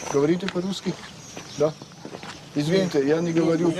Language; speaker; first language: Russian; non-native, learner; French